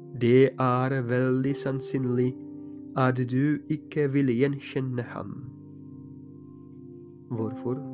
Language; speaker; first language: Norwegian; non-native, fluent; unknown